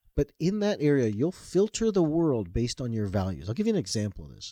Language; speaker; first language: English; native; English